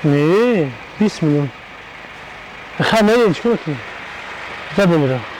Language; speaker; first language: Russian; non-native, fluent; Tajik